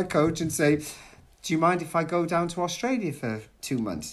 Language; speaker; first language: English; native; English